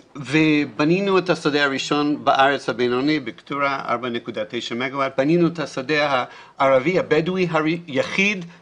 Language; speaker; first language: Hebrew; non-native, fluent; English